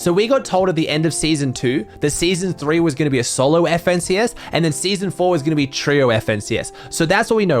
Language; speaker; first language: English; native; English